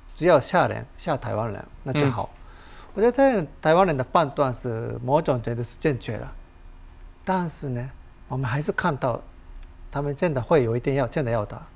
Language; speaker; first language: Chinese; non-native, fluent; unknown